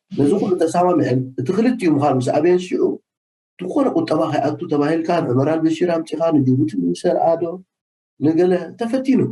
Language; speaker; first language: Tigrinya; native; Tigrinya